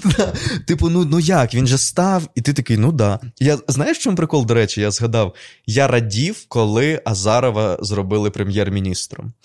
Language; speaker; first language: Ukrainian; non-native, local second language; Russian